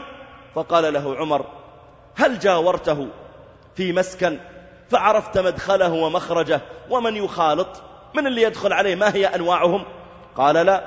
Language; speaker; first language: Arabic; native; Arabic